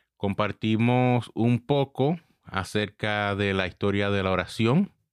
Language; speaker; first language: Spanish; early bilingual, heritage; Spanish